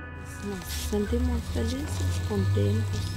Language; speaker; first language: Spanish; native; Spanish